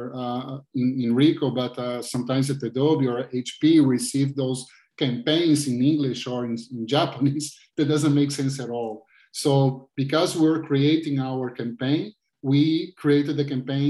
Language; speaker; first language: English; non-native, fluent; Portuguese